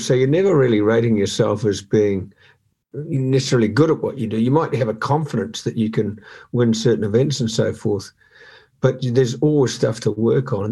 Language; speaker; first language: English; native; English